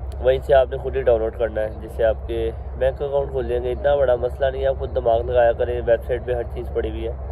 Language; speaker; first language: Urdu; non-native, local second language; Punjabi